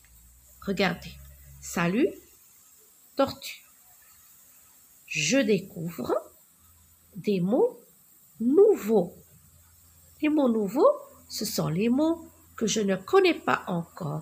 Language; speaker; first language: French; non-native, local second language; Arabic